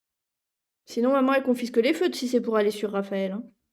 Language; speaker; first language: French; native; French